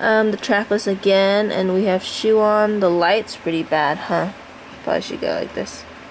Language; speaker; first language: English; native; English